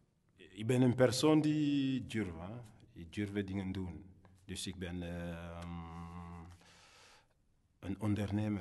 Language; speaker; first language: Dutch; non-native, fluent; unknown